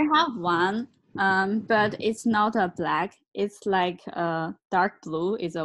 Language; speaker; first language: English; non-native, learner; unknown